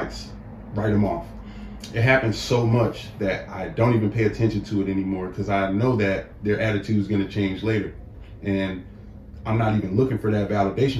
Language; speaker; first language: English; native; English